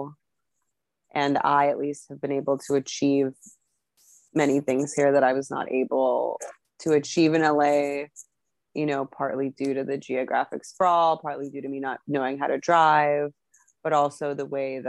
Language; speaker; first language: English; native; English